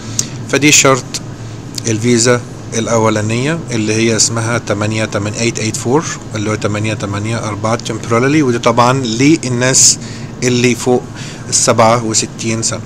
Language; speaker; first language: Arabic; native; Arabic